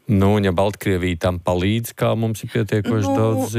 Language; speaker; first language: Latvian; native; Latvian